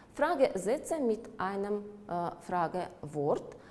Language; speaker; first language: German; non-native, fluent; Russian